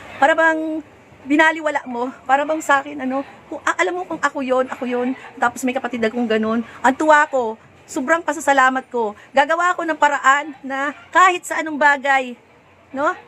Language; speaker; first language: Filipino; native; Filipino